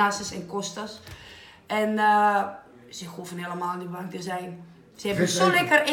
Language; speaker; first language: Dutch; non-native, fluent; Greek